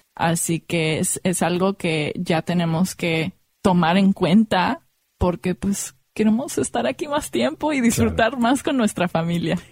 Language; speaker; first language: Spanish; early bilingual, heritage; Spanish